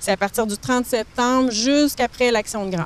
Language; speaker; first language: French; native; French